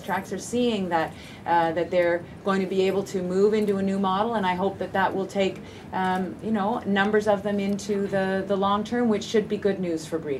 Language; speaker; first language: English; native; English